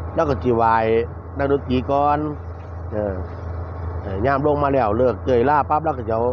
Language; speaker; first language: Thai; native; Thai